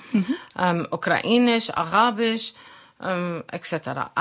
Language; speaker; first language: German; non-native, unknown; Arabic